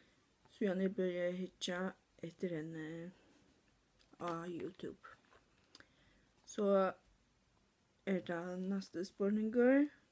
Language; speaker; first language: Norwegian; non-native, learner; Faroese